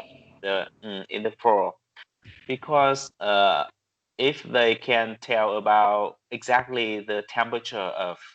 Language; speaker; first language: English; non-native, learner; Vietnamese